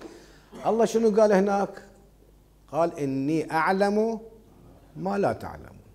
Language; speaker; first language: Arabic; native; Arabic